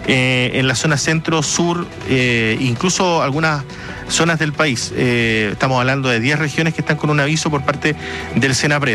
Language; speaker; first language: Spanish; native; Spanish